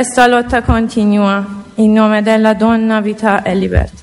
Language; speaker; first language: Italian; non-native, learner; Persian